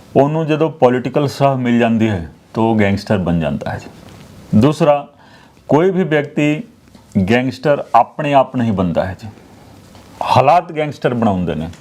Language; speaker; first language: Hindi; non-native, local second language; Punjabi